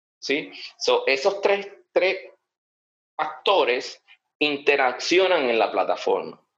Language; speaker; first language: Spanish; early bilingual, heritage; Spanish